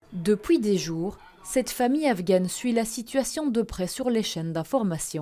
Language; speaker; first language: French; native; French